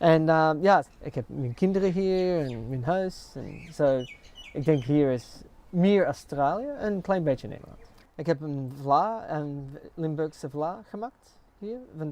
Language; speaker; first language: Dutch; early bilingual, heritage; English